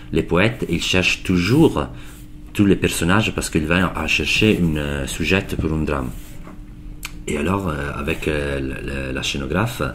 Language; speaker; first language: French; non-native, learner; Italian